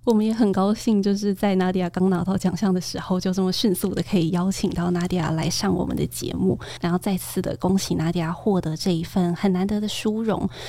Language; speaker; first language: Chinese; native; Chinese